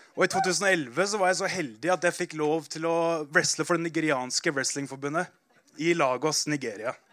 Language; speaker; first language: Norwegian; native; Norwegian